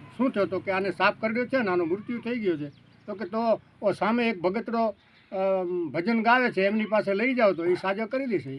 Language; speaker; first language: Gujarati; early bilingual, other home language; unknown